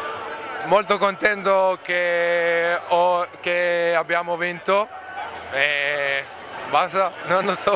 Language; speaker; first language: Italian; non-native, learner; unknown